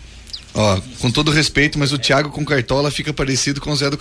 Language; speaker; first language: Portuguese; native; Portuguese